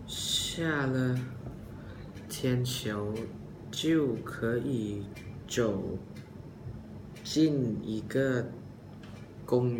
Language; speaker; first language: Chinese; non-native, learner; Thai